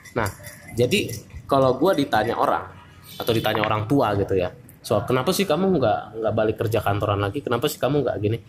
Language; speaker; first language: Indonesian; native; Indonesian